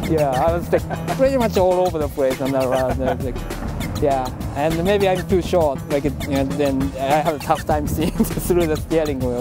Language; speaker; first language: English; non-native, fluent; Japanese